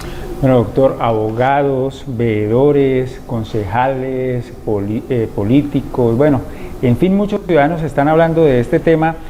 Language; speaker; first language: Spanish; native; Spanish